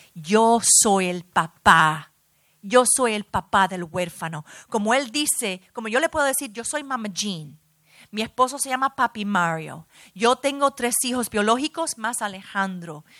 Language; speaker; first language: Spanish; early bilingual, heritage; Spanish